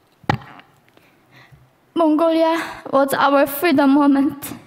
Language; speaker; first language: English; non-native, fluent; Korean